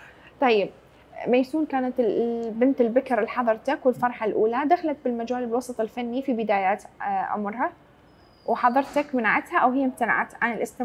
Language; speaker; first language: Arabic; native; Arabic